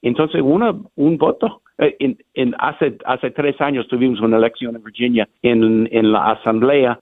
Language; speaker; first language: Spanish; non-native, fluent; English